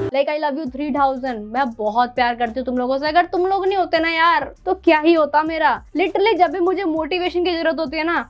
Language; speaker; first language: Hindi; native; Hindi